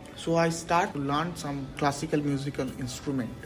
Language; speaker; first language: English; non-native, local second language; Bangla